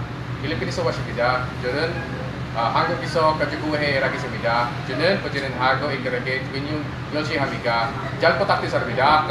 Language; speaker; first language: Korean; non-native, learner; Filipino